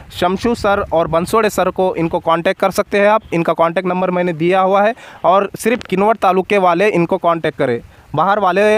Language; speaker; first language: Hindi; non-native, local second language; Marathi